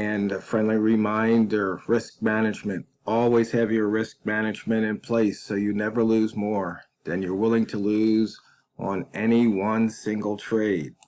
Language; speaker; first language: English; native; English